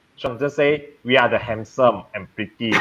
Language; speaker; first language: English; non-native, learner; Cantonese